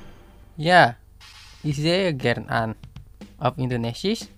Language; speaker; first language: German; non-native, fluent; Indonesian